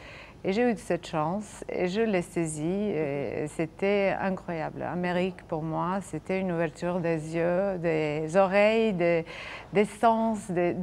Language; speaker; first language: French; non-native, fluent; Serbian